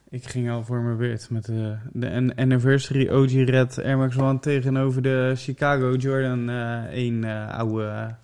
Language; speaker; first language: Dutch; native; Dutch